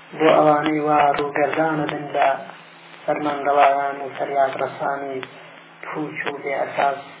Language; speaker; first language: Central Kurdish; non-native, local second language; Gurani